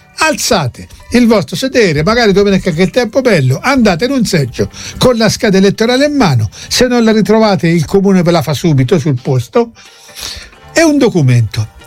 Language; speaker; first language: Italian; native; Italian